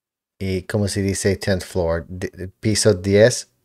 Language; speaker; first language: Spanish; non-native, learner; English